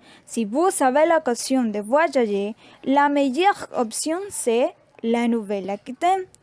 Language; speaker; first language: French; non-native, learner; Spanish